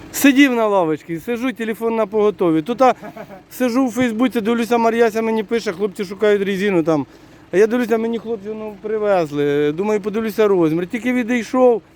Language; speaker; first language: Ukrainian; native; Ukrainian